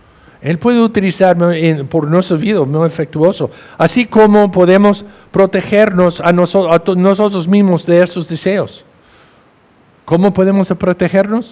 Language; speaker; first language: Spanish; non-native, fluent; English